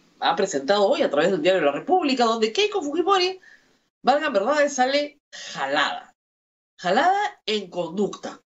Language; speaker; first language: Spanish; native; Spanish